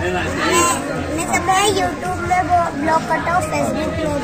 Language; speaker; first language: Hindi; non-native, local second language; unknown